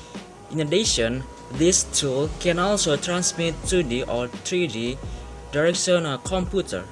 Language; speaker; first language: English; non-native, learner; Indonesian